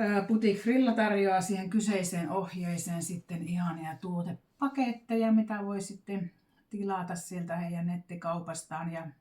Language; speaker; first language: Finnish; native; Finnish